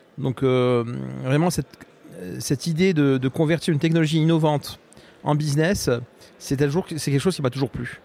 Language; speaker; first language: French; non-native, local second language; Arabic